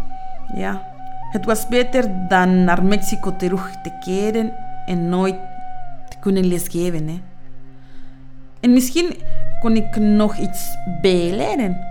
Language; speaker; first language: Dutch; non-native, fluent; Spanish